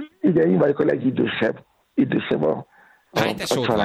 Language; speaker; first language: Hungarian; non-native, learner; Yoruba